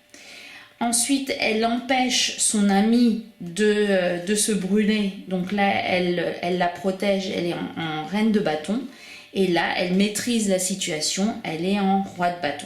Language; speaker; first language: French; native; French